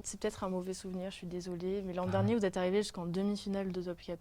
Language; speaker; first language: French; native; French